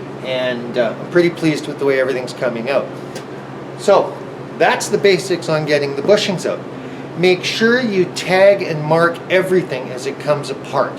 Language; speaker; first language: English; native; English